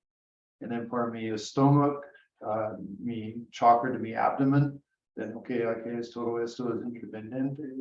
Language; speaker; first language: Spanish; non-native, learner; English